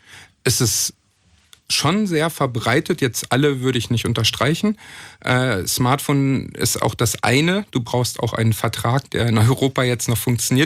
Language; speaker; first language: German; native; German